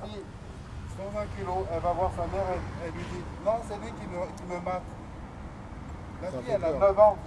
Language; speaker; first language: French; native; French